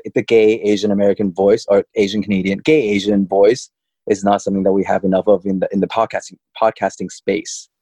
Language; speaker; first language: English; early bilingual, other home language; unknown